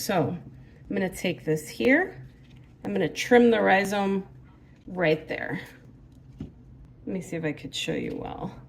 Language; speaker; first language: English; native; English